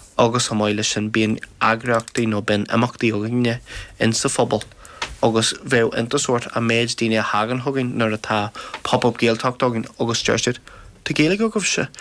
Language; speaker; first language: Irish; non-native, local second language; English